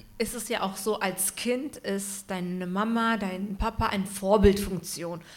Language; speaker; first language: German; early bilingual, other home language; Turkish